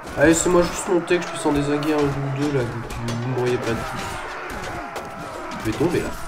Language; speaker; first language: French; native; French